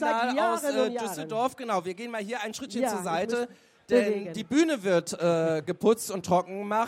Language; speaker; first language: German; native; German